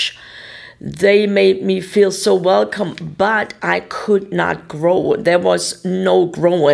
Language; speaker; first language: English; non-native, fluent; German